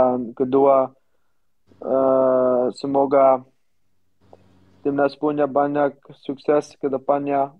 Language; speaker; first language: Indonesian; non-native, learner; Dutch